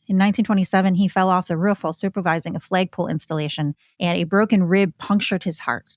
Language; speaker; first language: English; native; English